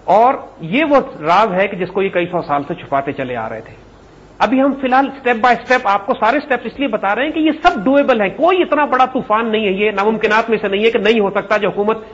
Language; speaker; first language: Urdu; native; Urdu